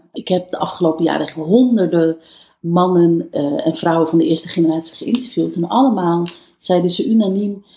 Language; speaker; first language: Dutch; early bilingual, other home language; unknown